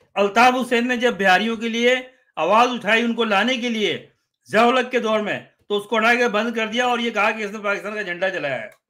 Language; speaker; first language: Urdu; native; Urdu